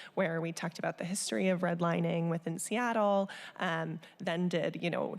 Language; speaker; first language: English; native; English